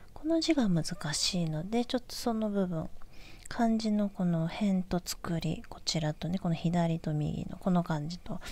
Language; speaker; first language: Japanese; native; Japanese